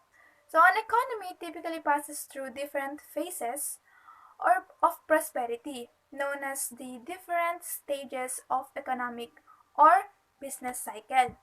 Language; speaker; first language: English; non-native, local second language; Filipino